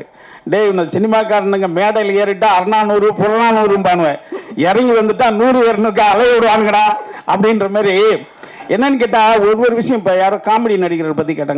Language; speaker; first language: Tamil; native; Tamil